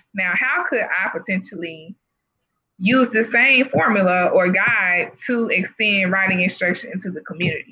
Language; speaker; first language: English; native; English